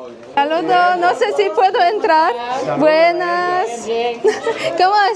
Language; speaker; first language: Spanish; non-native, fluent; Polish